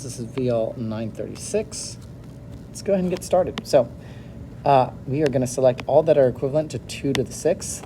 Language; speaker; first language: English; native; English